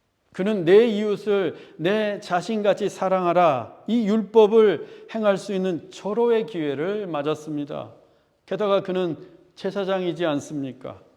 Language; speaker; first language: Korean; native; Korean